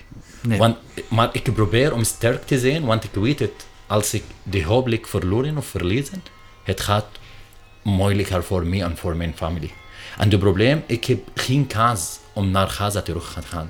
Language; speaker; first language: Dutch; non-native, learner; Arabic